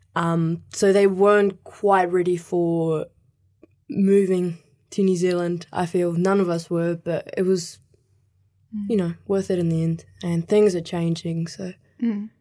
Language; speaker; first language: English; early bilingual, other home language; Spanish